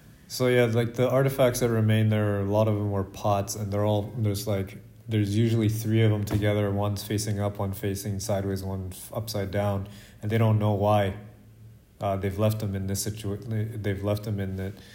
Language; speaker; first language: English; native; English